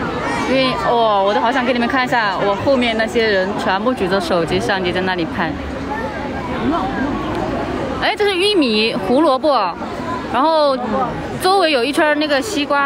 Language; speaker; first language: Chinese; native; Chinese